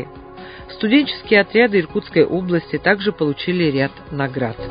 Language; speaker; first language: Russian; native; Russian